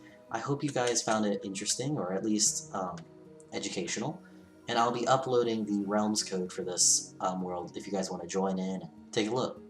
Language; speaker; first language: English; native; English